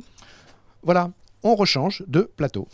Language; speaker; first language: French; native; French